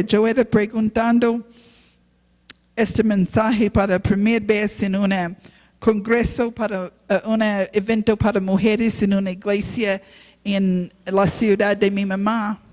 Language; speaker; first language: Spanish; non-native, learner; English